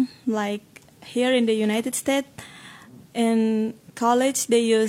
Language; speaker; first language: English; non-native, fluent; Indonesian